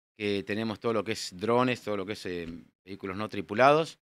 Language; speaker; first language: Spanish; native; Spanish